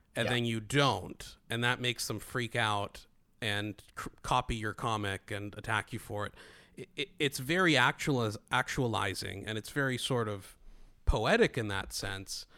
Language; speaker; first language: English; non-native, fluent; Greek